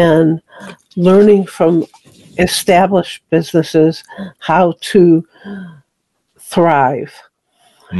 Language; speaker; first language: English; native; English